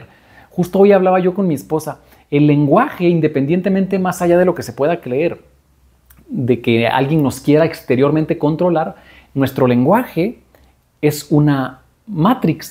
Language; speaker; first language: Spanish; native; Spanish